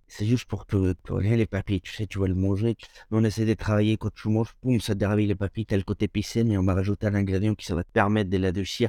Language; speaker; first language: French; non-native, fluent; Spanish